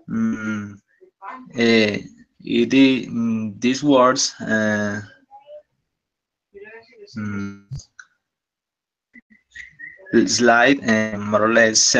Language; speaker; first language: English; non-native, learner; Spanish